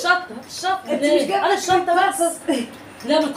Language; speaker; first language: Arabic; native; Arabic